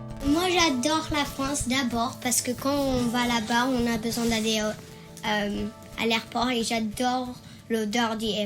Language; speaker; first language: French; early bilingual, heritage; French